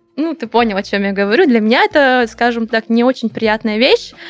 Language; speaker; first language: Russian; non-native, local second language; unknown